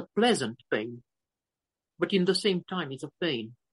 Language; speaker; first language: English; non-native, fluent; Romanian